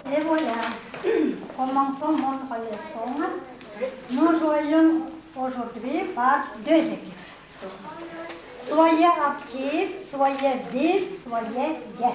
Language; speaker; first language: French; non-native, fluent; Yakut